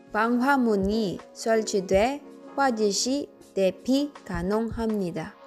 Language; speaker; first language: Korean; non-native, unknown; Filipino